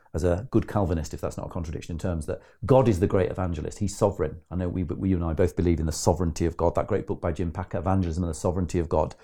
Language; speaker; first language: English; native; English